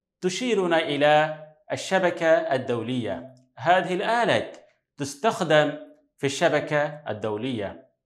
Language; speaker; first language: Arabic; non-native, fluent; Bangla